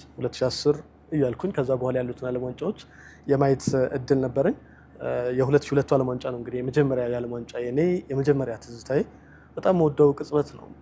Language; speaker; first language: Amharic; native; Amharic